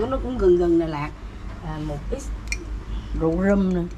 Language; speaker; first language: Vietnamese; native; Vietnamese